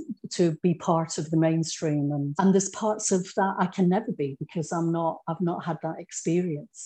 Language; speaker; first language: English; native; English